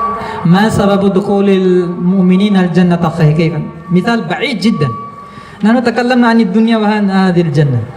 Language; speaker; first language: Arabic; non-native, fluent; Indonesian